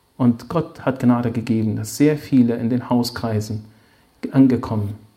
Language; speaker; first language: German; non-native, fluent; Arabic